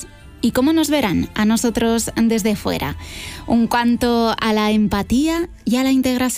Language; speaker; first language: Spanish; native; Spanish